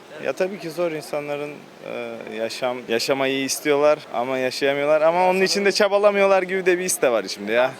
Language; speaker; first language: Turkish; native; Turkish